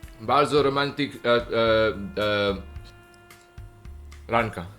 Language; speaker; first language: Polish; non-native, learner; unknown